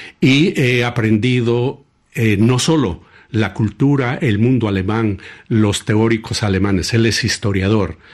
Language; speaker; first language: Spanish; native; Spanish